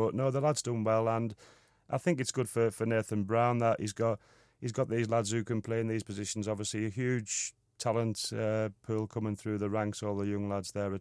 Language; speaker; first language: English; native; English